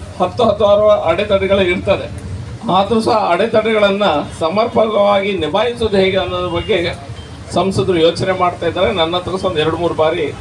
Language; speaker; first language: Kannada; native; Kannada